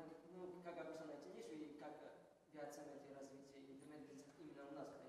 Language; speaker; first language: Russian; non-native, local second language; Tajik